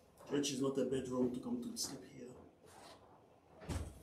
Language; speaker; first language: English; non-native, learner; Luba-Lulua